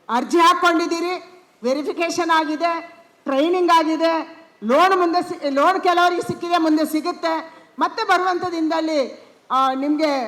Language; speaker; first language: Kannada; non-native, local second language; Tulu